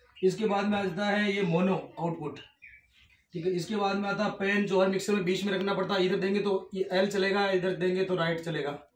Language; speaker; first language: Hindi; non-native, local second language; Rajasthani